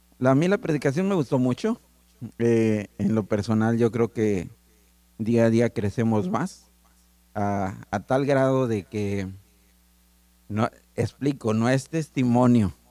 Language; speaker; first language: Spanish; native; Spanish